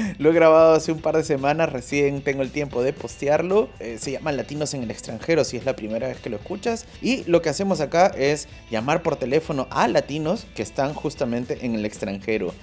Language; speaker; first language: Spanish; native; Spanish